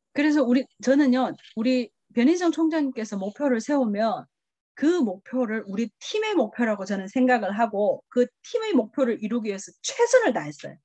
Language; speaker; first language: Korean; early bilingual, heritage; Korean